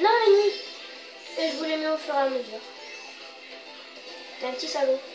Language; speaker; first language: French; native; French